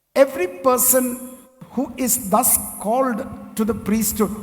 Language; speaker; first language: English; non-native, local second language; Malayalam